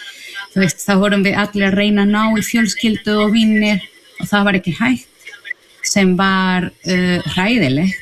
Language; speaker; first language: Icelandic; non-native, fluent; Spanish